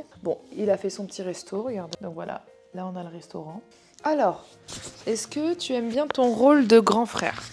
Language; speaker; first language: French; native; French